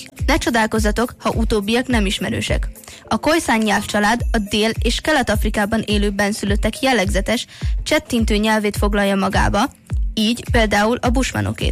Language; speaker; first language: Hungarian; native; Hungarian